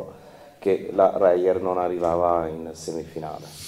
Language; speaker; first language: Italian; native; Italian